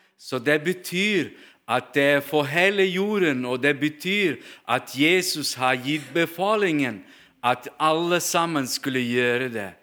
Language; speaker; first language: Norwegian; non-native, fluent; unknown